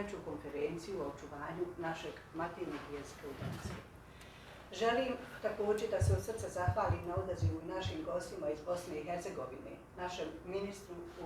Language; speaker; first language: Bosnian; native; Bosnian